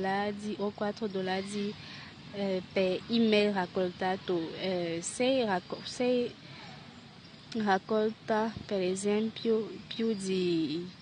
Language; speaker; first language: Italian; non-native, learner; French